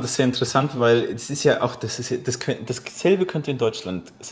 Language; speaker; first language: German; native; German